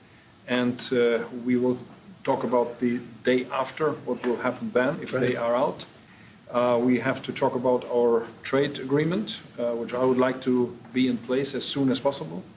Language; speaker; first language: English; non-native, fluent; German